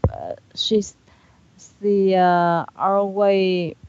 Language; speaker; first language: English; non-native, learner; Vietnamese